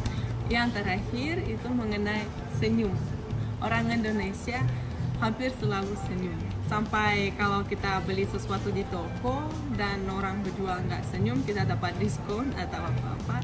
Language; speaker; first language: Indonesian; non-native, fluent; Russian